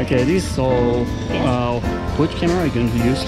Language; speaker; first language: English; non-native, fluent; Chinese